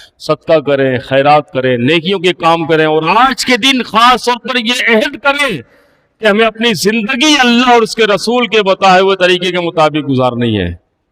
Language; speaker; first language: Urdu; native; Urdu